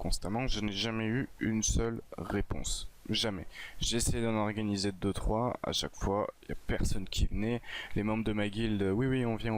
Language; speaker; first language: French; native; French